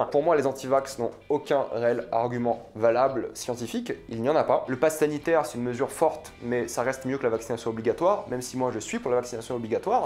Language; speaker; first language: French; native; French